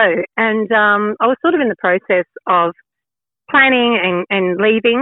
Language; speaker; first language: English; native; English